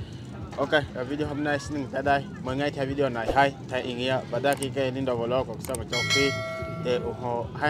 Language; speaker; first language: Vietnamese; non-native, learner; Portuguese